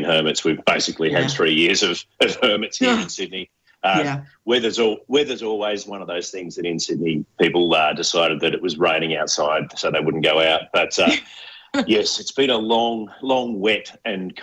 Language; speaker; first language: English; native; English